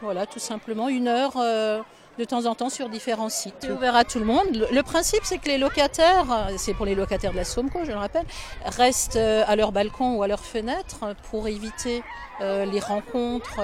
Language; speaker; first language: French; native; French